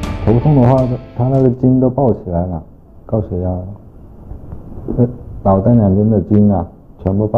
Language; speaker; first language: Chinese; native; Chinese